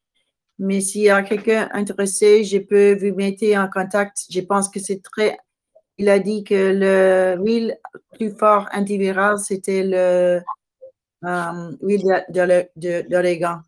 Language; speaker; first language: French; non-native, learner; English